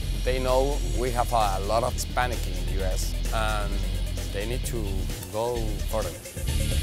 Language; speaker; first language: English; non-native, learner; Spanish